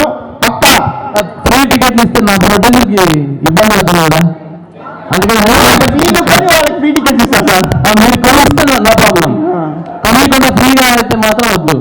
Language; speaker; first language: Telugu; native; Telugu